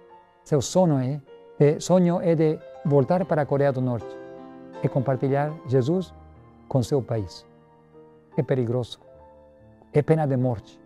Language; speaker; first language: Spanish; non-native, learner; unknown